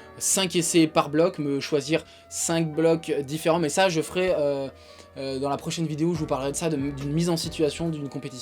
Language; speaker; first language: French; native; French